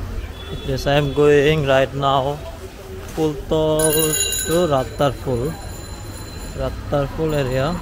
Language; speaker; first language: English; non-native, learner; Bangla